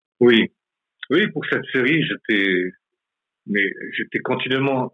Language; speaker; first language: French; non-native, local second language; Malagasy